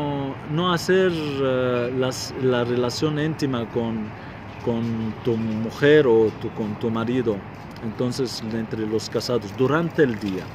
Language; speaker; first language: Spanish; non-native, fluent; Arabic